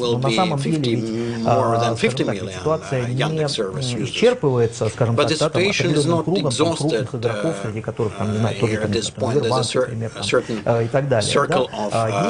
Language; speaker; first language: Russian; native; Russian